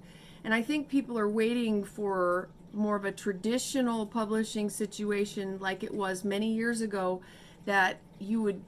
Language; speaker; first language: English; native; English